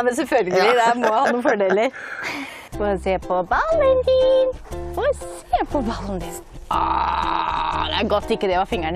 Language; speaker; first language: Norwegian; native; Norwegian